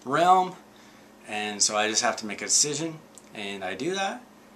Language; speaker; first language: English; native; English